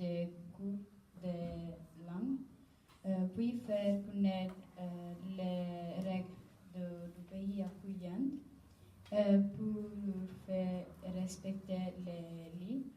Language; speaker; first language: French; non-native, learner; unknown